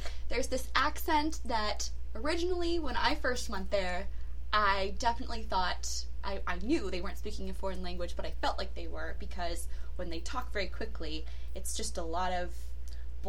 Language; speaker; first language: English; native; English